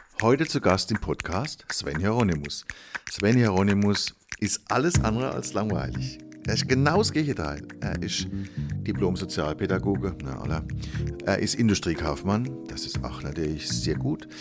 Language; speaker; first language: German; native; German